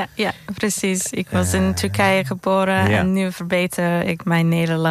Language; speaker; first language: Dutch; non-native, fluent; Turkish